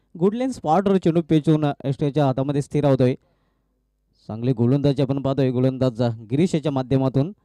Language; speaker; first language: Marathi; native; Marathi